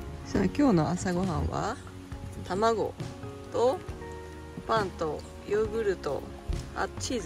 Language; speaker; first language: Japanese; native; Japanese